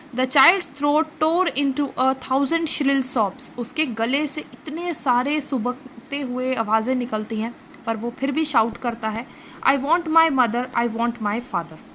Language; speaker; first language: Hindi; native; Hindi